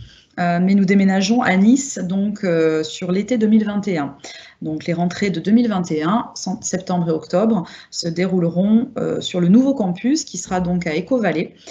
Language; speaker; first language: French; native; French